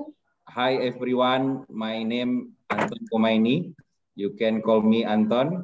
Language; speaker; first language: English; non-native, learner; Indonesian